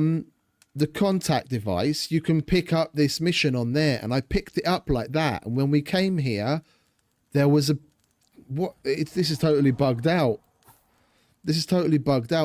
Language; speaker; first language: English; native; English